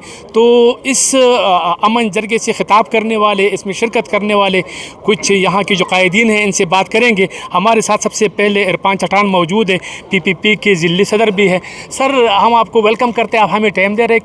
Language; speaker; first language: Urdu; non-native, local second language; Pashto